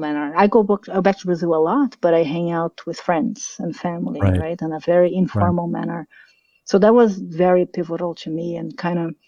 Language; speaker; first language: English; non-native, fluent; Portuguese